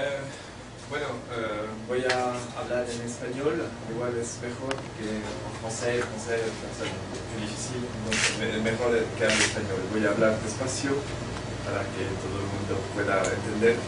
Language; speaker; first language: Spanish; non-native, fluent; French